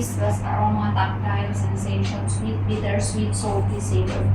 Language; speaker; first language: English; non-native, local second language; Filipino